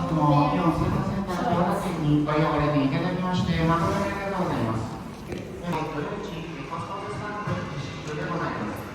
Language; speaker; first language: Japanese; native; Japanese